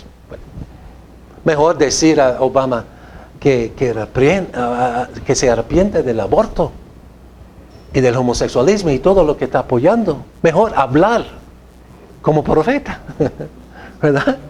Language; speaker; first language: Spanish; non-native, fluent; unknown